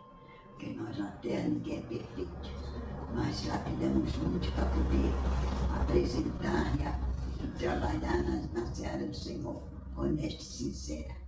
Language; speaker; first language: Portuguese; native; Portuguese